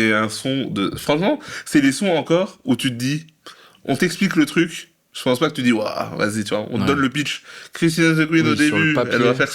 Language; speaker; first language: French; native; French